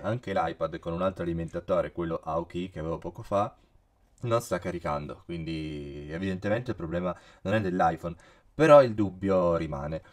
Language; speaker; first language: Italian; native; Italian